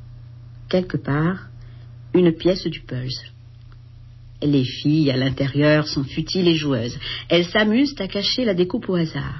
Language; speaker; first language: French; native; French